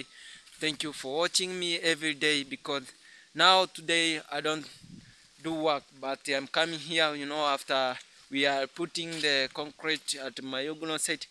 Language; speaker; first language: English; non-native, learner; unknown